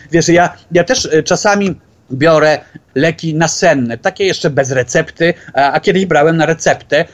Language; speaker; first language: Polish; native; Polish